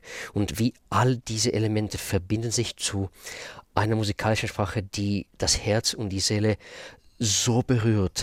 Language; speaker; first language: German; non-native, fluent; Russian